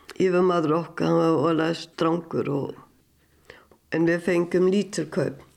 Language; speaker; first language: Icelandic; non-native, fluent; German